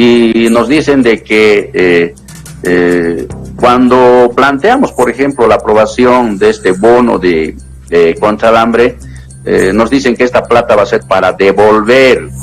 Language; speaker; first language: Spanish; native; Spanish